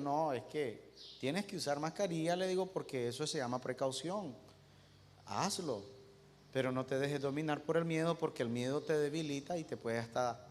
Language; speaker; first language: Spanish; native; Spanish